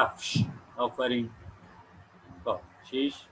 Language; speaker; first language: Persian; non-native, fluent; Urdu